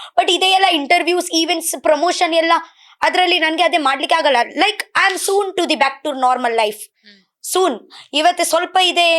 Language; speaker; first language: Kannada; non-native, local second language; Tulu